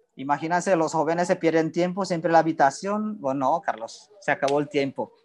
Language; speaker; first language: Spanish; non-native, learner; Indonesian